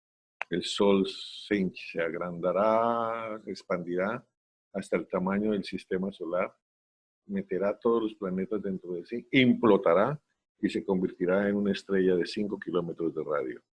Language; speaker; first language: Spanish; native; Spanish